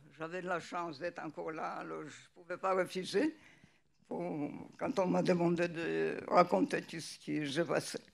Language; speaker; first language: French; non-native, fluent; Polish